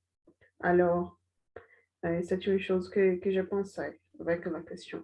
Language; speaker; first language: French; non-native, learner; Portuguese